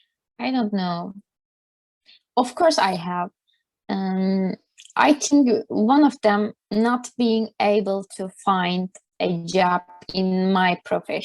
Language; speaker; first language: English; non-native, learner; Turkish